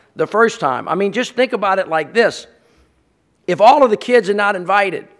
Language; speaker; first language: English; native; English